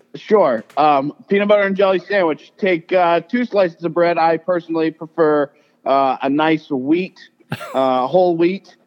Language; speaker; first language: English; native; English